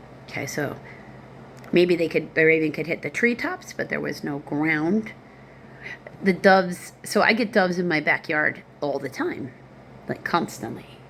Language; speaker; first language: English; native; English